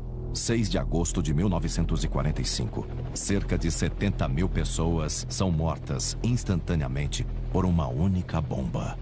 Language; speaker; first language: Portuguese; native; Portuguese